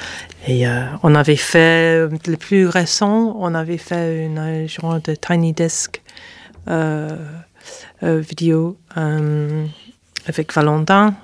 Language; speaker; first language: French; non-native, fluent; English